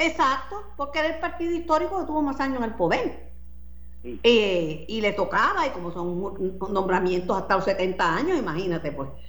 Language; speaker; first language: Spanish; native; Spanish